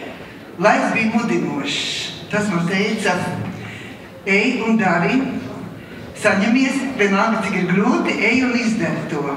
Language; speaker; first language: Latvian; native; Latvian